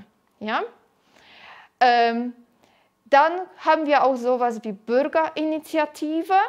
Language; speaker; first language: German; non-native, fluent; Polish